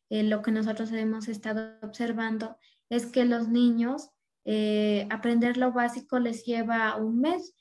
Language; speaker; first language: Spanish; non-native, local second language; Nahuatl languages